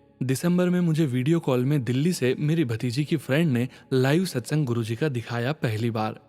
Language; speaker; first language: Hindi; native; Hindi